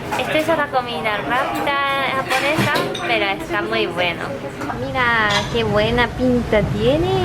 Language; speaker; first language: Spanish; non-native, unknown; Japanese